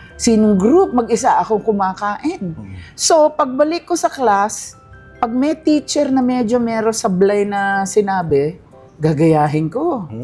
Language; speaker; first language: Filipino; early bilingual, heritage; Filipino